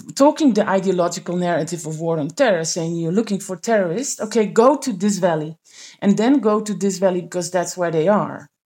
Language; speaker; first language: English; non-native, fluent; Dutch